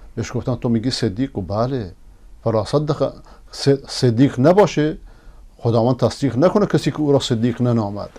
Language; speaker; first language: Persian; non-native, local second language; Baluchi